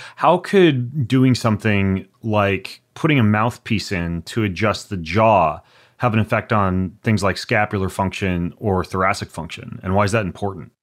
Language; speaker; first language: English; native; English